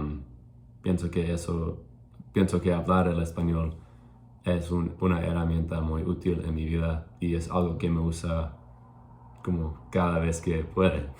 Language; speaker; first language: Spanish; non-native, learner; English